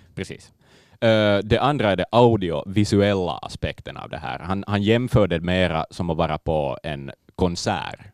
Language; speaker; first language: Swedish; native; Swedish